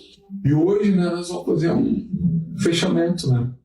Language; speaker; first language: Portuguese; native; Portuguese